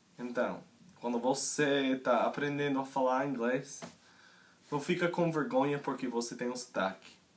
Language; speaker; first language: Portuguese; non-native, fluent; English